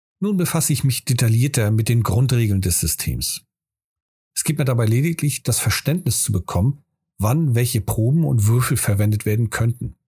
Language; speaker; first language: German; native; German